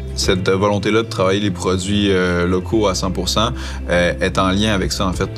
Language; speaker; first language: French; native; French